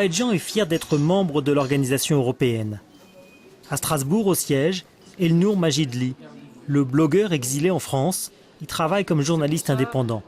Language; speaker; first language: French; native; French